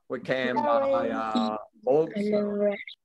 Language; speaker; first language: English; non-native, fluent; Spanish